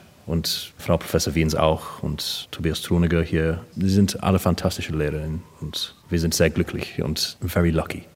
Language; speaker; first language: German; non-native, learner; English